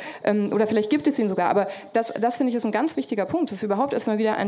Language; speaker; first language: German; native; German